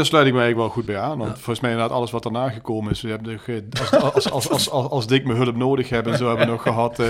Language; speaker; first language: Dutch; native; Dutch